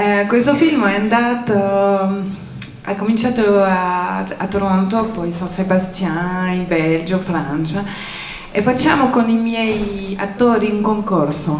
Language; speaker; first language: Italian; non-native, fluent; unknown